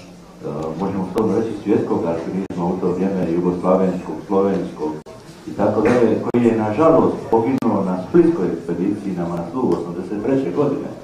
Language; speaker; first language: Serbian; native; Serbian